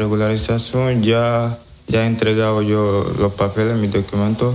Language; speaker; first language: Spanish; non-native, learner; Wolof